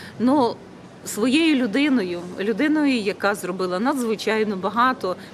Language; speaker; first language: Ukrainian; native; Ukrainian